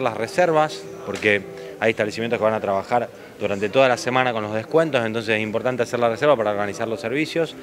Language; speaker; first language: Spanish; native; Spanish